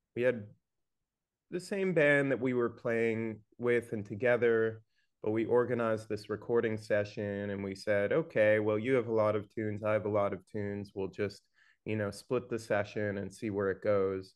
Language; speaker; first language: English; native; English